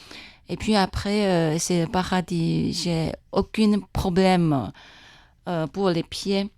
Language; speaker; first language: French; non-native, fluent; Chinese